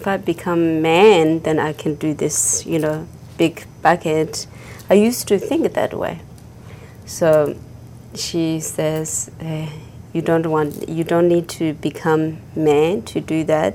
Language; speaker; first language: English; non-native, fluent; Chinese